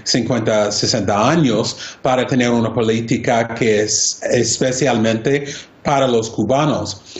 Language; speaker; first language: Spanish; non-native, fluent; English